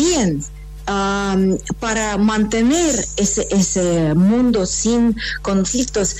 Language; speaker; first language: Spanish; non-native, fluent; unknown